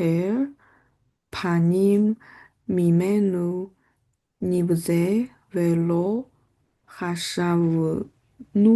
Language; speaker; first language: Hebrew; non-native, learner; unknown